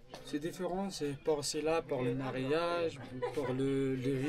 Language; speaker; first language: French; non-native, learner; Arabic